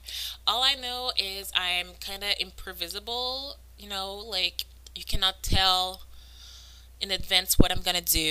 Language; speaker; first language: English; non-native, fluent; French